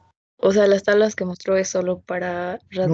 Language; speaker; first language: Spanish; native; Spanish